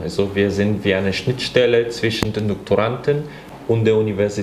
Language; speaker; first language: German; non-native, fluent; Bulgarian